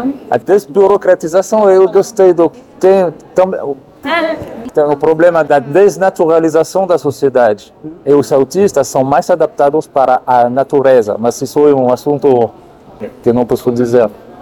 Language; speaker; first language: Portuguese; non-native, fluent; French